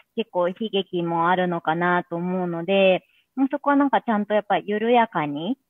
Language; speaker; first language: Japanese; native; Japanese